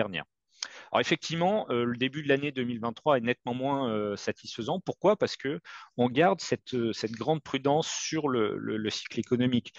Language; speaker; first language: French; native; French